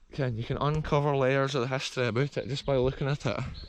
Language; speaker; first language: English; native; English